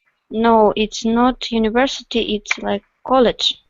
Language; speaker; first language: English; non-native, learner; Russian